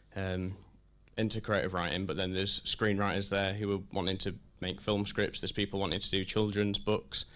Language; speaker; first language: English; native; English